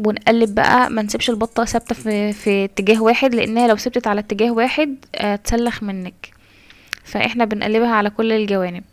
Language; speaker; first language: Arabic; native; Arabic